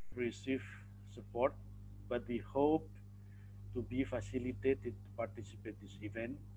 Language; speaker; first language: English; non-native, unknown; Indonesian